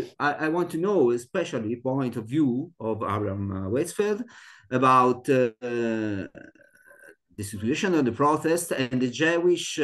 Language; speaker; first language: English; non-native, learner; Italian